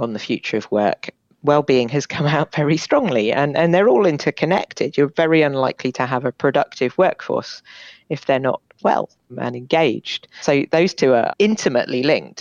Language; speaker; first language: English; native; English